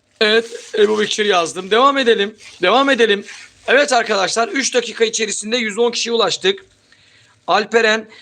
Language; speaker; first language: Turkish; native; Turkish